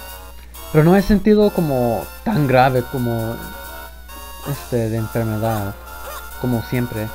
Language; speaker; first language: Spanish; early bilingual, heritage; Spanish